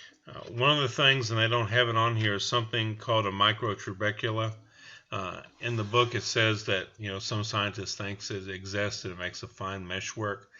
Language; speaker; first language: English; native; English